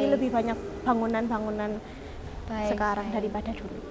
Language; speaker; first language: Indonesian; non-native, local second language; Javanese